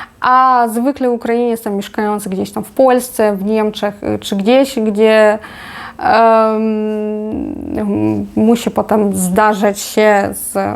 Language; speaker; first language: Polish; non-native, fluent; Ukrainian